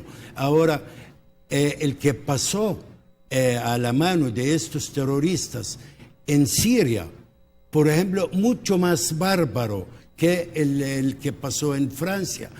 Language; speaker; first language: Spanish; non-native, local second language; Arabic